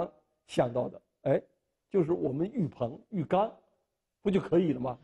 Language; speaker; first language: Chinese; native; Chinese